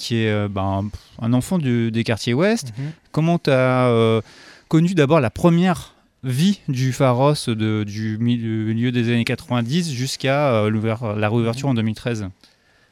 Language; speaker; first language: French; native; French